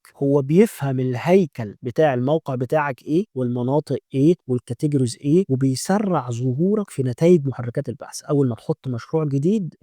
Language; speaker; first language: Arabic; native; Arabic